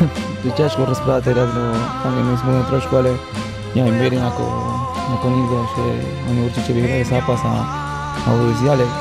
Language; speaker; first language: Slovak; non-native, fluent; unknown